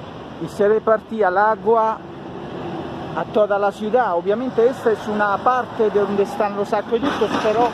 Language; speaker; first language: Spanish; non-native, fluent; Italian